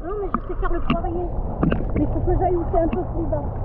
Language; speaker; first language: French; native; French